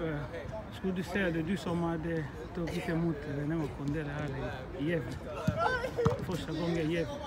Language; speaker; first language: Swedish; non-native, learner; Lingala